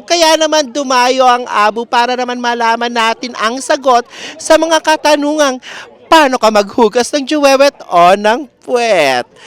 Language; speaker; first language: Filipino; native; Filipino